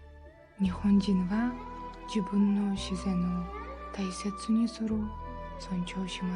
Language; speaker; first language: Japanese; non-native, learner; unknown